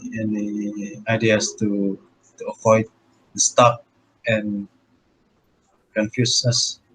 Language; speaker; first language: English; non-native, learner; Indonesian